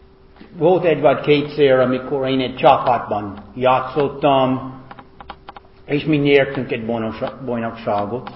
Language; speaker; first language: Hungarian; non-native, fluent; English